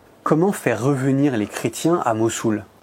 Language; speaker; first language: French; native; French